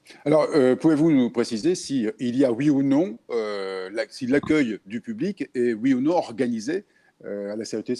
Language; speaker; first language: French; native; French